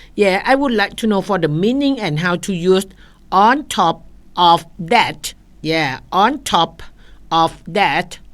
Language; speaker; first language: English; non-native, learner; Thai